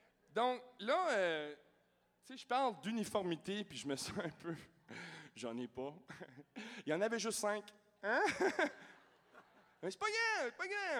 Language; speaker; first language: French; native; French